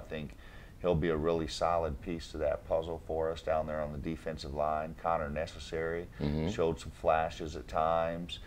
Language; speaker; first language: English; native; English